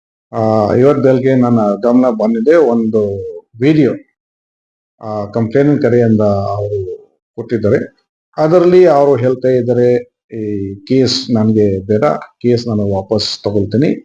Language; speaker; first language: Kannada; non-native, learner; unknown